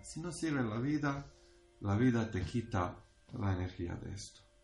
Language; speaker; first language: Spanish; non-native, learner; Croatian